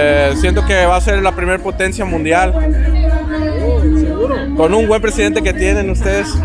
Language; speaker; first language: Spanish; native; Spanish